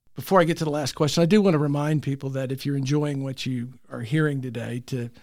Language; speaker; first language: English; early bilingual, other home language; Italian